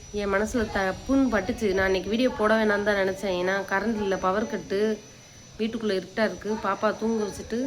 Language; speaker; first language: Tamil; native; Tamil